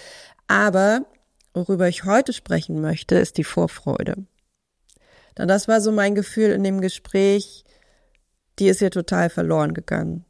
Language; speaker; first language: German; native; German